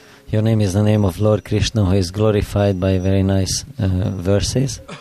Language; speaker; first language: English; non-native, fluent; Hungarian